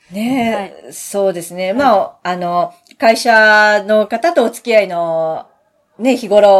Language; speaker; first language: Japanese; native; Japanese